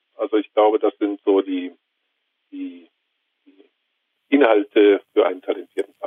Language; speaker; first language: German; native; German